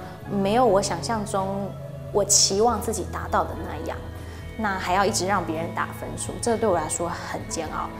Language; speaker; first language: Chinese; native; Chinese